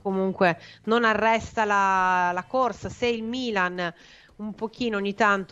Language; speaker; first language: Italian; native; Italian